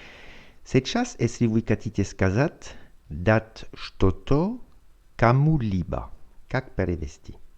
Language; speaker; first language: Russian; non-native, fluent; French